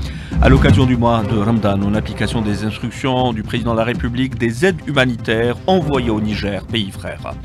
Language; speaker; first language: French; non-native, local second language; Arabic